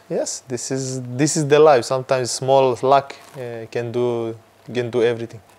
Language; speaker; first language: English; non-native, fluent; Hebrew